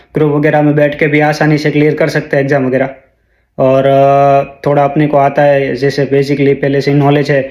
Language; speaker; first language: Hindi; non-native, local second language; Gujarati